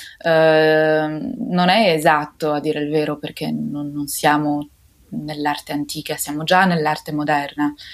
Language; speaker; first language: Italian; native; Italian